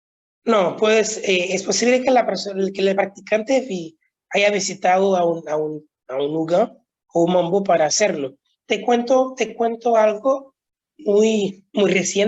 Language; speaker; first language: Spanish; non-native, local second language; Haitian Creole